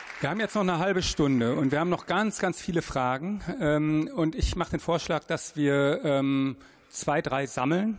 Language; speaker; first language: German; native; German